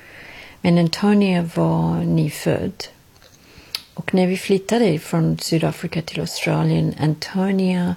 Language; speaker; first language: Swedish; non-native, fluent; English